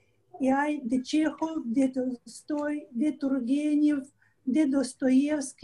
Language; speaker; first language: Spanish; non-native, fluent; Russian